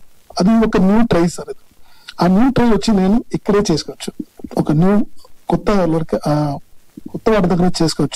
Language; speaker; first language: Telugu; non-native, learner; Tamil